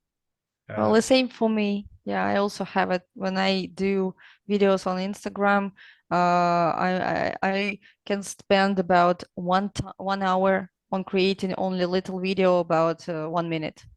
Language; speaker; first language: English; non-native, fluent; Russian